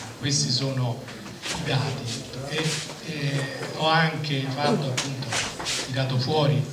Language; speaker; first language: Italian; native; Italian